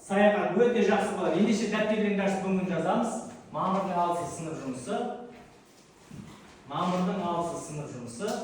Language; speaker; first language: Kazakh; native; Kazakh